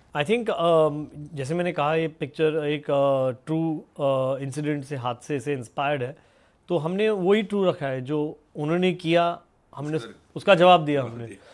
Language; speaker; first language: Hindi; native; Hindi